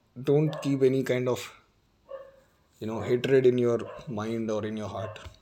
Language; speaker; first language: English; non-native, local second language; Malayalam